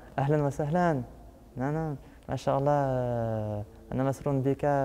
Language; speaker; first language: Arabic; non-native, learner; French